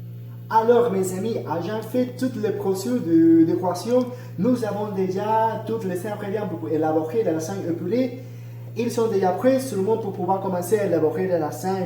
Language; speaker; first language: French; non-native, learner; Spanish